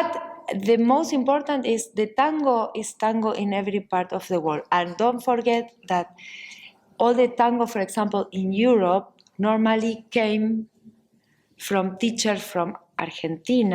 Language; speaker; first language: English; non-native, learner; Spanish